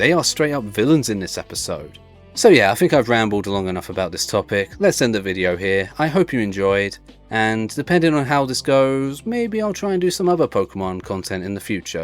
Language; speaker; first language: English; native; English